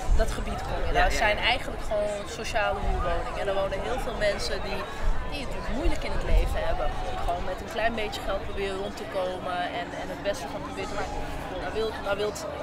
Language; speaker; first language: Dutch; native; Dutch